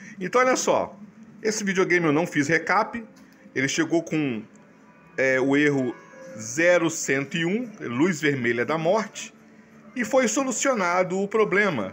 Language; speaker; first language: Portuguese; native; Portuguese